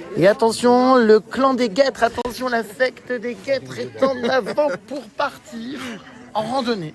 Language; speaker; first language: French; native; French